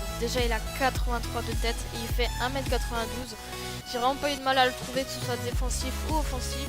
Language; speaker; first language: French; native; French